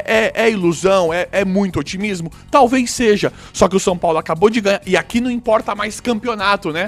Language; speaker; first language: Portuguese; native; Portuguese